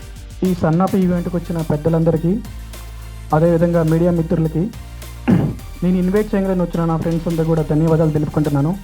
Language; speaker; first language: Telugu; native; Telugu